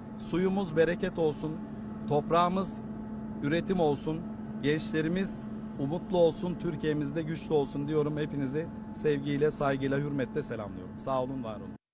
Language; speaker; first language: Turkish; native; Turkish